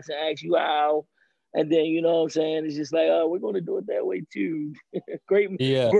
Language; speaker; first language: English; native; English